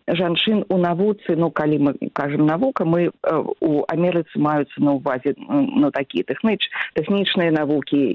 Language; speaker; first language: Belarusian; native; Belarusian